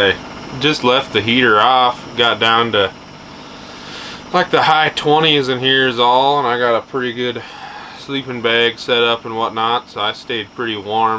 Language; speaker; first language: English; native; English